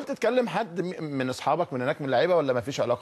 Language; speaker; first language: Arabic; native; Arabic